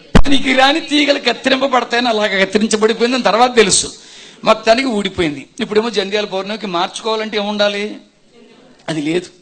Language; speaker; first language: Telugu; non-native, local second language; Tamil